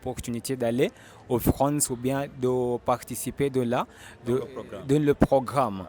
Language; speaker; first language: French; non-native, learner; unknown